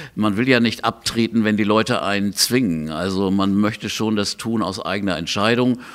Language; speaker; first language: German; native; German